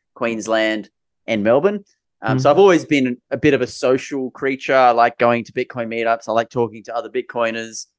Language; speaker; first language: English; native; English